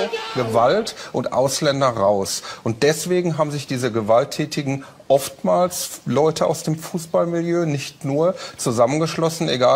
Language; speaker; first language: German; native; German